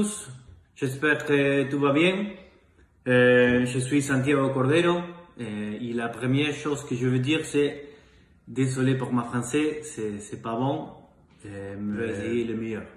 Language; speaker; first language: French; non-native, learner; Spanish